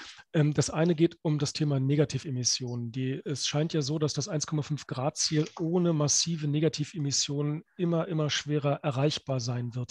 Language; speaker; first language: German; native; German